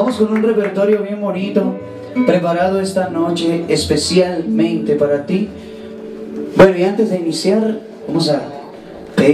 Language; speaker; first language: Spanish; native; Spanish